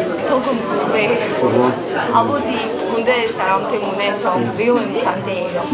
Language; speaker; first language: Korean; non-native, learner; Ukrainian